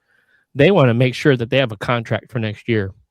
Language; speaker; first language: English; native; English